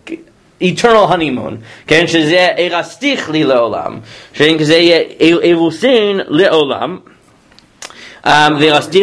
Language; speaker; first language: Hebrew; non-native, fluent; English